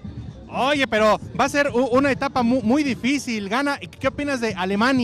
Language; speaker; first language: Spanish; native; Spanish